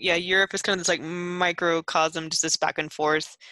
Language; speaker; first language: English; native; English